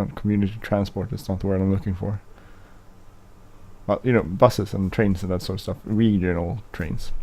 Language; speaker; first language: English; non-native, fluent; Swedish